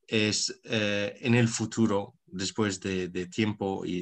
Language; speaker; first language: Spanish; non-native, local second language; Arabic